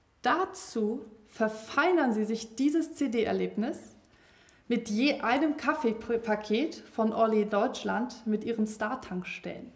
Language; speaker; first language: German; native; German